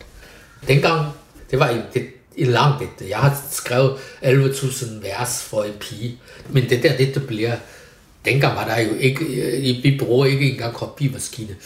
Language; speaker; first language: Danish; non-native, fluent; Chinese